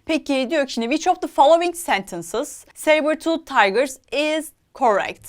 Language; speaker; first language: English; non-native, fluent; Turkish